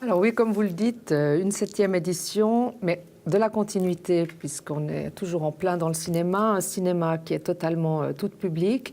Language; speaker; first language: French; native; French